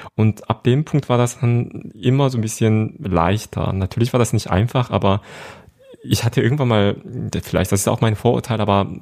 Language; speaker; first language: German; non-native, fluent; Korean